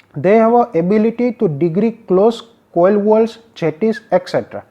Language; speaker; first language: English; non-native, local second language; Gujarati